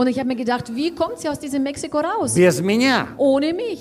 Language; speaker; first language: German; non-native, fluent; Russian